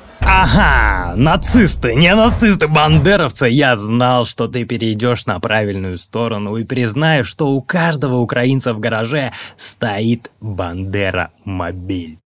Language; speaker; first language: Russian; native; Russian